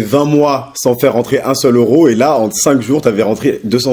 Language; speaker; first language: French; native; French